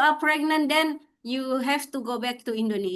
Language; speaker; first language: English; non-native, learner; Indonesian